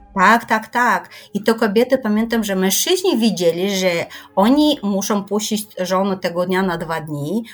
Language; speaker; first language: Polish; non-native, fluent; Kyrgyz